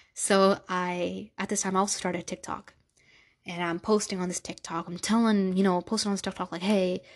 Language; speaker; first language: English; native; English